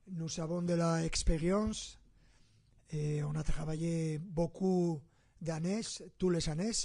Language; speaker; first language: French; non-native, fluent; Spanish